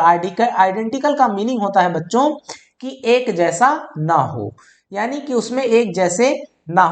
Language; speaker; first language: Hindi; native; Hindi